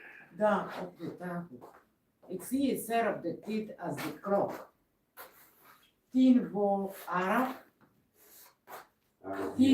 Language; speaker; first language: Dutch; non-native, learner; Kikuyu